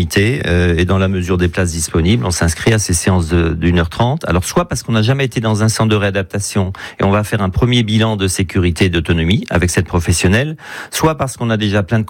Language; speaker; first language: French; native; French